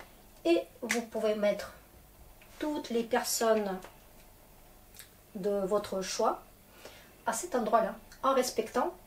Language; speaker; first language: French; non-native, fluent; Russian